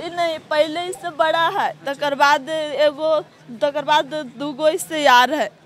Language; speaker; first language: Hindi; native; Hindi